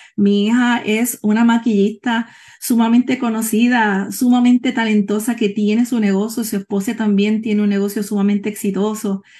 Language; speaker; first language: Spanish; native; Spanish